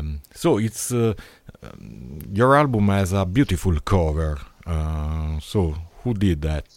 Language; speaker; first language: English; non-native, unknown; Italian